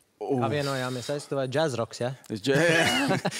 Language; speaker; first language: Latvian; native; Latvian